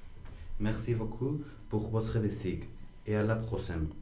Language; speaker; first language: French; non-native, learner; Spanish